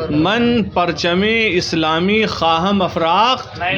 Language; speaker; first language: Persian; non-native, fluent; Urdu